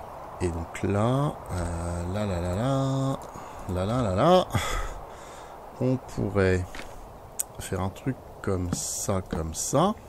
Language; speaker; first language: French; native; French